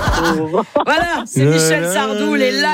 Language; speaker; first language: French; native; French